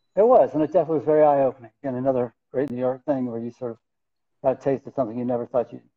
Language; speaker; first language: English; native; English